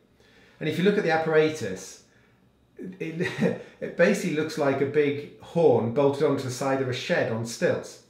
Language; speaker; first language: English; native; English